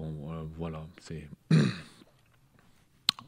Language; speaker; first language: French; non-native, learner; Persian